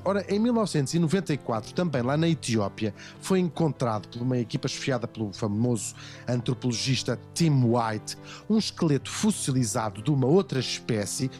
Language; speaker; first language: Portuguese; native; Portuguese